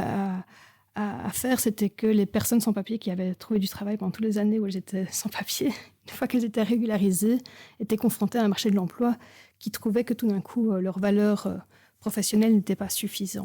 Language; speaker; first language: French; native; French